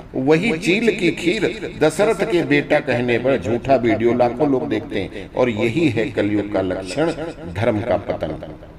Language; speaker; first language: Hindi; native; Hindi